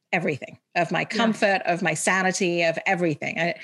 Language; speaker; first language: English; early bilingual, heritage; Arabic